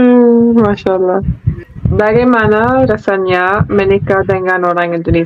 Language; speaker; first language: Indonesian; non-native, learner; English